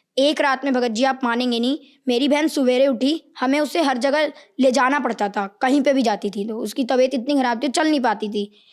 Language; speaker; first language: Hindi; native; Hindi